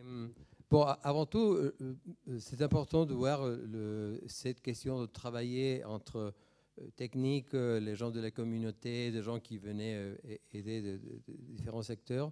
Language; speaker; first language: French; non-native, fluent; Spanish